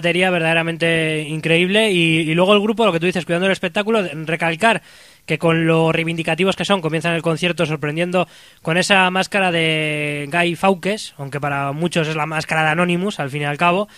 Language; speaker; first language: Spanish; native; Spanish